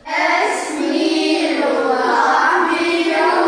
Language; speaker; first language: Latvian; early bilingual, heritage; Latvian